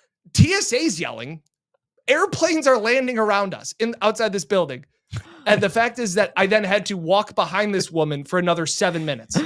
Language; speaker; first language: English; native; English